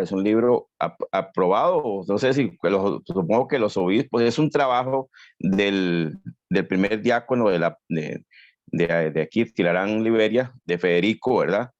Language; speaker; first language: Spanish; native; Spanish